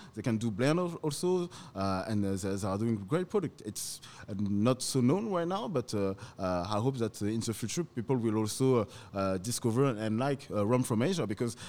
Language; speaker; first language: English; non-native, fluent; French